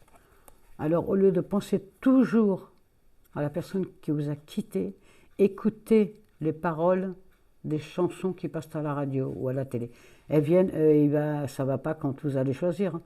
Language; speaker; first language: French; native; French